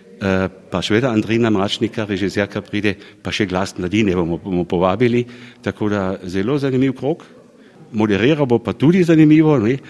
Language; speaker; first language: Slovenian; native; Slovenian